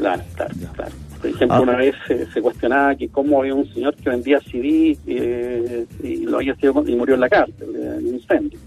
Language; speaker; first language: Spanish; native; Spanish